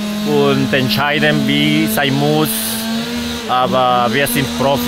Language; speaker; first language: German; non-native, learner; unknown